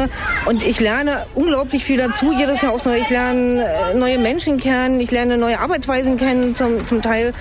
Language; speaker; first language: German; native; German